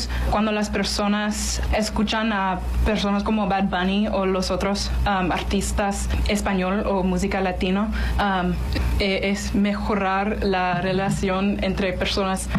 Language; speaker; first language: Spanish; non-native, learner; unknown